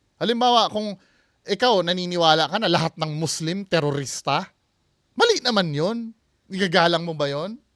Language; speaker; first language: Filipino; native; Filipino